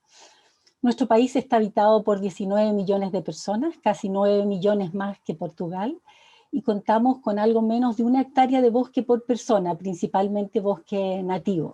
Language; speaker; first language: Spanish; native; Spanish